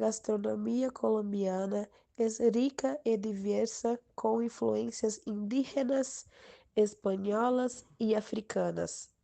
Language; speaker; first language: Spanish; non-native, learner; Portuguese